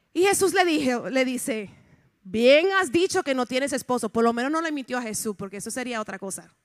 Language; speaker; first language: Spanish; early bilingual, heritage; Spanish